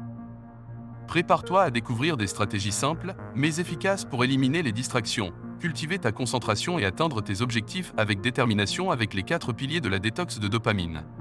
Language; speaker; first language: French; native; French